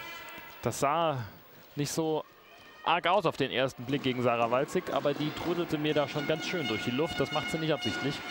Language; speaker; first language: German; native; German